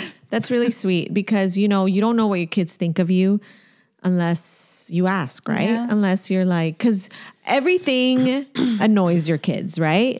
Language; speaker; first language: English; early bilingual, other home language; Spanish